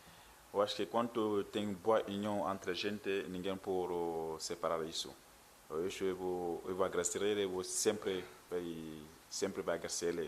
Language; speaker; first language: Portuguese; non-native, learner; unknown